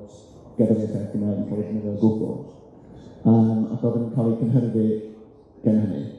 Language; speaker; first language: Welsh; native; Welsh